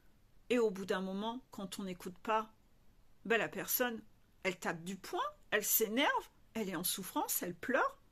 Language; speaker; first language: French; native; French